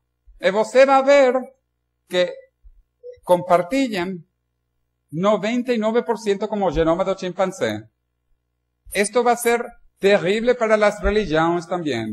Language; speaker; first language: Spanish; non-native, learner; Portuguese